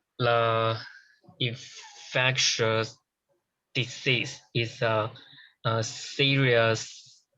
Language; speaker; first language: English; non-native, learner; Chinese